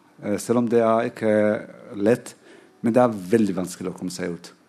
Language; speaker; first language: Norwegian; non-native, fluent; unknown